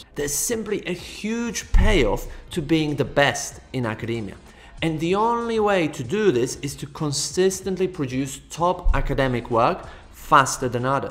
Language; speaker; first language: English; non-native, fluent; Polish